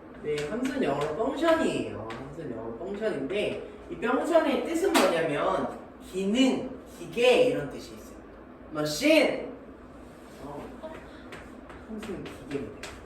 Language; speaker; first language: Korean; native; Korean